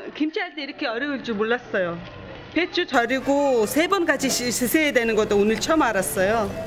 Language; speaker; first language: Korean; non-native, fluent; Mongolian